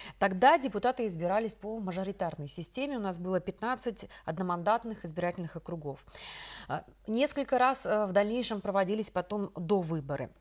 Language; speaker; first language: Russian; native; Russian